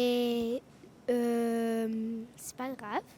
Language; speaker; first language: French; non-native, learner; English